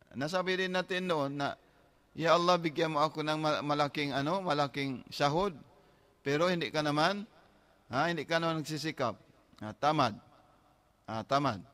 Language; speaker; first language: Filipino; non-native, local second language; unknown